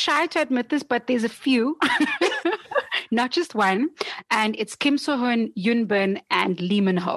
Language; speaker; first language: English; non-native, local second language; Afrikaans